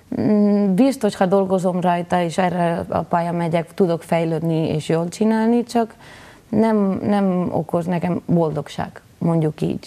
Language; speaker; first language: Hungarian; non-native, learner; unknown